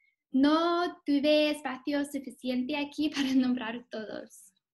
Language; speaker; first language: Spanish; non-native, fluent; English